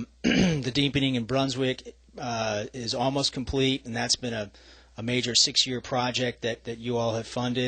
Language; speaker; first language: English; native; English